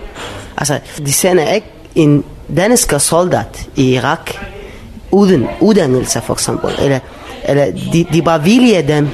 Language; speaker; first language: Danish; non-native, learner; Arabic